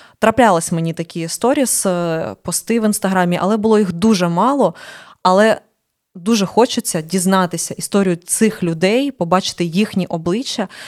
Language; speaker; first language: Ukrainian; native; Ukrainian